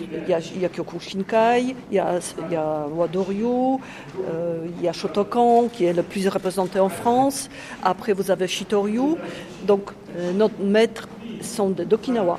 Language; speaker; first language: French; non-native, fluent; Polish